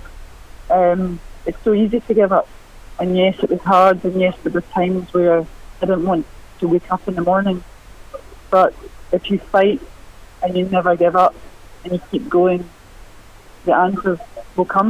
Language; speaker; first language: English; native; English